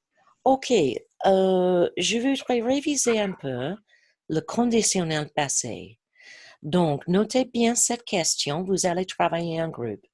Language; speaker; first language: French; non-native, fluent; English